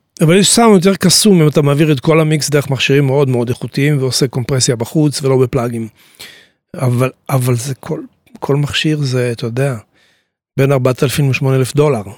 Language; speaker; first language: Hebrew; native; Hebrew